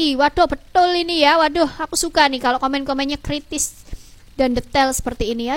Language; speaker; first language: Indonesian; native; Indonesian